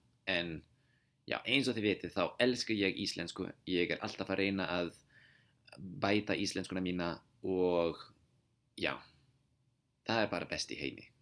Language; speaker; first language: Icelandic; non-native, fluent; English